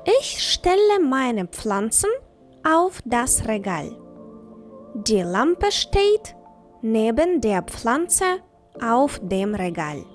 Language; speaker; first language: German; non-native, fluent; Ukrainian